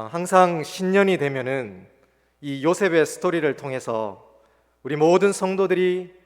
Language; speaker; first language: Korean; native; Korean